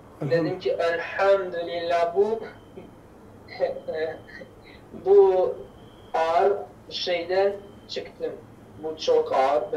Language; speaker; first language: Turkish; non-native, learner; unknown